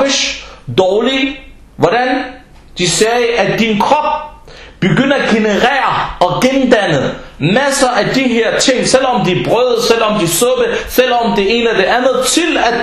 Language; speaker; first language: Danish; non-native, fluent; Arabic